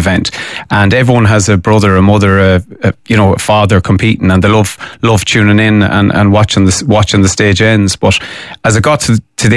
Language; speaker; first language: English; native; English